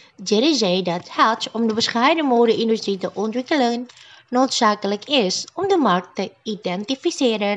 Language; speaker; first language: Dutch; non-native, fluent; Indonesian